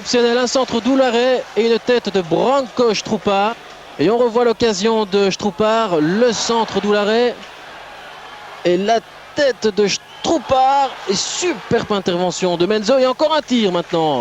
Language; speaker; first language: French; native; French